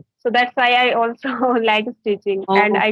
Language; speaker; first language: English; non-native, learner; Hindi